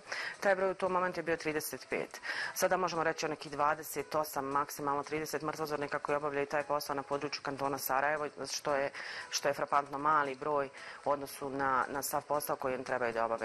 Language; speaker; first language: Croatian; native; Croatian